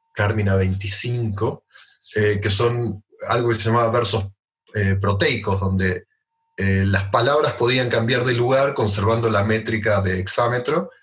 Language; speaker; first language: Spanish; native; Spanish